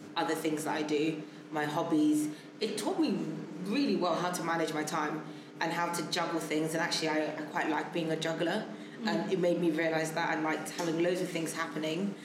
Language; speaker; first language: English; native; English